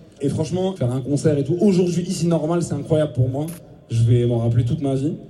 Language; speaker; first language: French; native; French